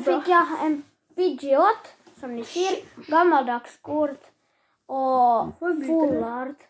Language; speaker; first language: Swedish; early bilingual, other home language; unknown